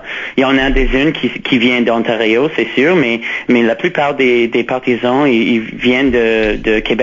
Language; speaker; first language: French; non-native, local second language; English